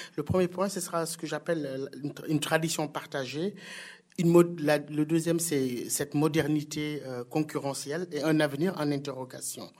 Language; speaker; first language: French; non-native, local second language; Wolof